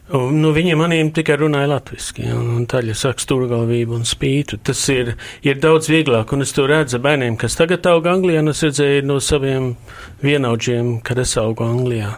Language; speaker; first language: Latvian; early bilingual, heritage; Latvian